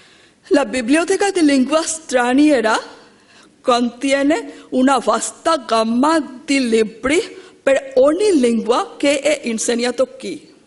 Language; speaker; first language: Italian; non-native, learner; Bangla